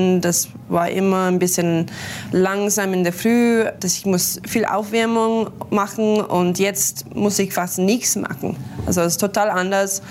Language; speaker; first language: German; non-native, learner; English